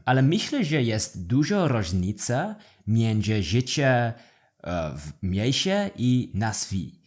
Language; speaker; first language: Polish; non-native, learner; English